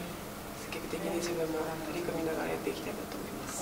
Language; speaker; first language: Japanese; native; Japanese